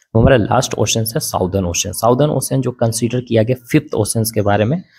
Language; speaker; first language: Hindi; native; Hindi